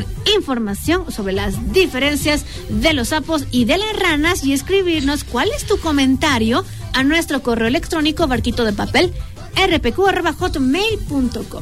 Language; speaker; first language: Spanish; native; Spanish